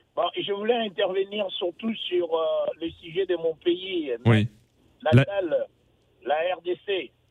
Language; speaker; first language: French; non-native, local second language; Lingala